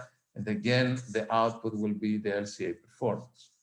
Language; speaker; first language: English; non-native, fluent; Greek